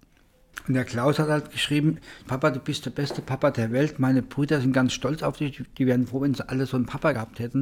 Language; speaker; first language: German; native; German